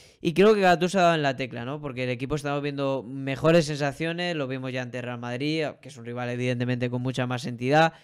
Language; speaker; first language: Spanish; native; Spanish